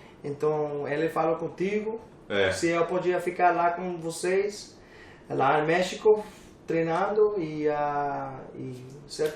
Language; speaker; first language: Portuguese; non-native, learner; English